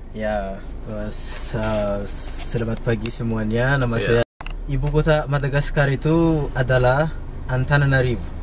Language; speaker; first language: Indonesian; non-native, fluent; Malagasy